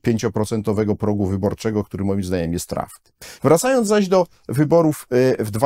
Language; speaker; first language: Polish; native; Polish